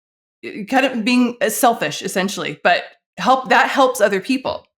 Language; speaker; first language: English; native; English